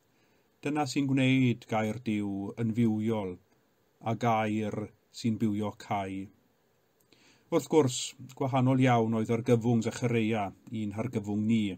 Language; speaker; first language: Welsh; native; Welsh